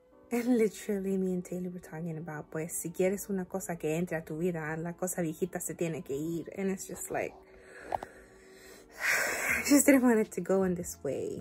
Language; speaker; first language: English; early bilingual, other home language; Spanish